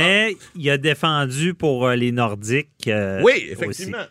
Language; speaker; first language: French; native; French